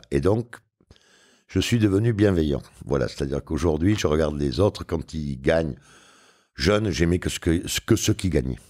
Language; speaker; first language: French; native; French